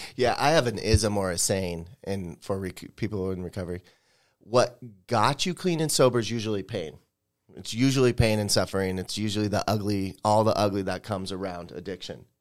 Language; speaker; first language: English; native; English